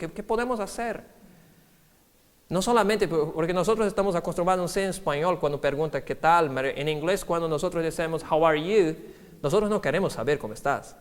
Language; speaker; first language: Spanish; non-native, fluent; Portuguese